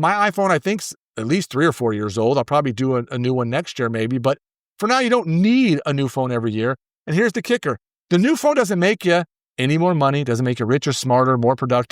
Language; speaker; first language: English; native; English